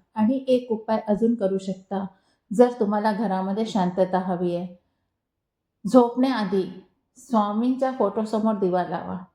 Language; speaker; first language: Marathi; non-native, local second language; Hindi